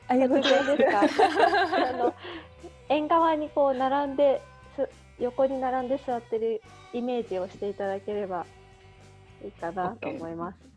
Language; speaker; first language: Japanese; native; Japanese